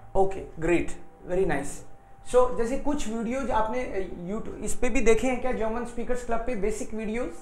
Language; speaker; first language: Hindi; native; Hindi